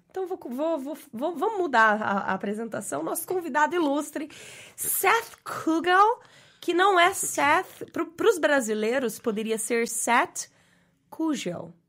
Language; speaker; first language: Portuguese; native; Portuguese